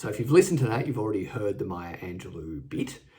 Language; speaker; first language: English; native; English